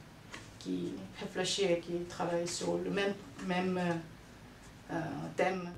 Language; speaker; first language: French; non-native, fluent; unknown